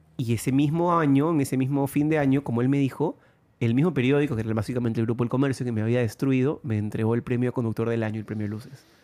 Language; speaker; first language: Spanish; native; Spanish